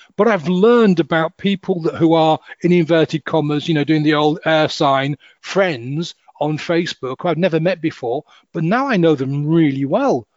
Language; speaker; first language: English; native; English